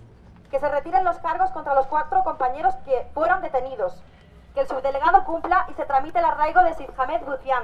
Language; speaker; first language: Spanish; native; Spanish